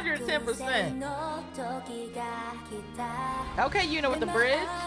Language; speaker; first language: English; native; English